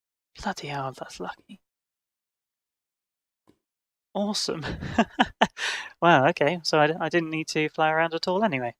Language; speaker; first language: English; native; English